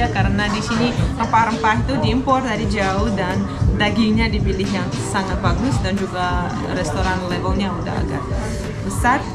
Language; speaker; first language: Indonesian; non-native, fluent; Russian